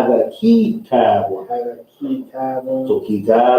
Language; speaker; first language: Arabic; non-native, fluent; English